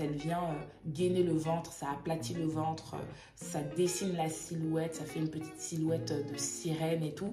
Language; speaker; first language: French; native; French